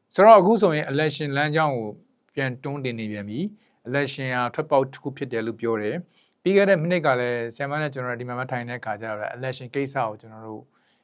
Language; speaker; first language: Burmese; native; Burmese